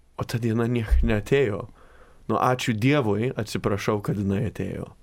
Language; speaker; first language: Lithuanian; early bilingual, heritage; Lithuanian